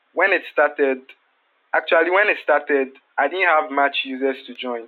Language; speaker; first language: English; non-native, local second language; Akan